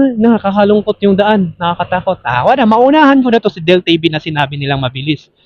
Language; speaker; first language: Filipino; non-native, local second language; Cebuano